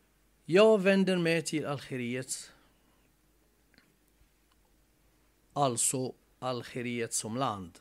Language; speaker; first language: Swedish; non-native, fluent; Arabic